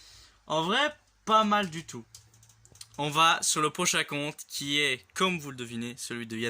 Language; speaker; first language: French; native; French